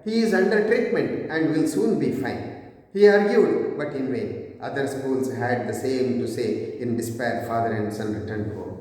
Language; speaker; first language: English; non-native, local second language; Kannada